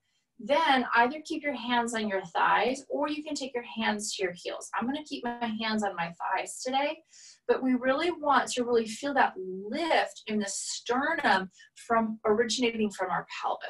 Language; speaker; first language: English; native; English